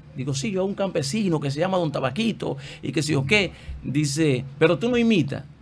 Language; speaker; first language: Spanish; native; Spanish